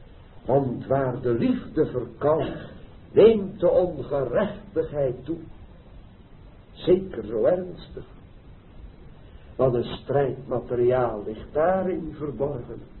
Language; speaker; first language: Dutch; native; Dutch